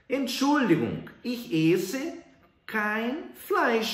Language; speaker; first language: German; non-native, fluent; Portuguese